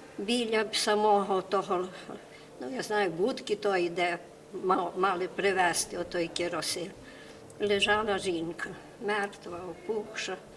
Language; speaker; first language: Ukrainian; native; Ukrainian